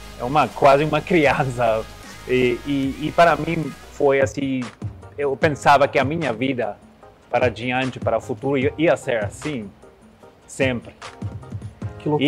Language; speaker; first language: Portuguese; non-native, learner; Spanish